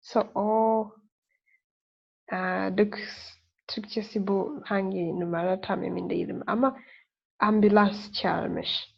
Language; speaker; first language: Turkish; non-native, learner; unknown